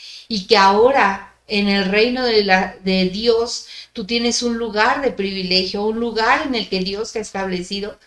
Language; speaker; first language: Spanish; native; Spanish